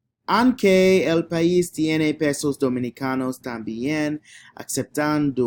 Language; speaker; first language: Spanish; non-native, learner; English